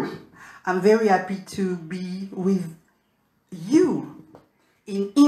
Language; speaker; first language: English; non-native, learner; French